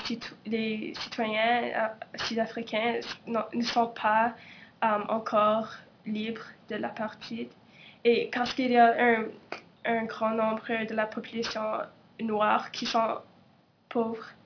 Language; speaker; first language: French; non-native, local second language; English